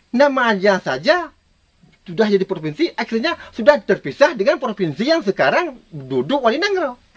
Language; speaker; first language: Malay; non-native, local second language; Minangkabau